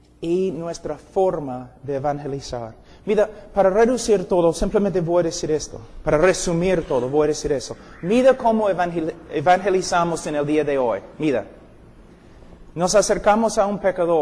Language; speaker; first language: Spanish; non-native, fluent; English